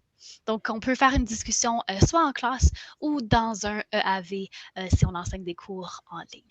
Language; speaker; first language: French; native; French